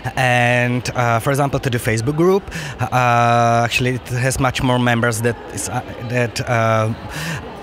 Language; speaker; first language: English; non-native, fluent; Czech